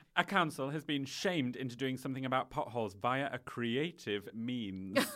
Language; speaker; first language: English; native; English